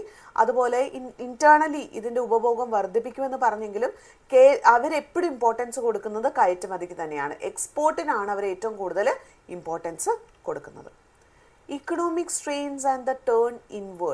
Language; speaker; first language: Malayalam; native; Malayalam